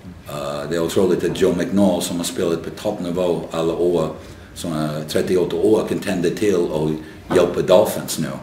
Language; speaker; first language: Swedish; non-native, fluent; English